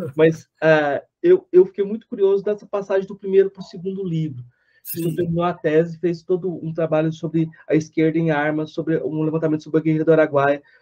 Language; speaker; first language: Portuguese; native; Portuguese